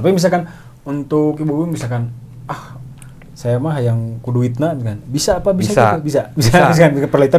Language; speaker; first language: Indonesian; non-native, local second language; Sundanese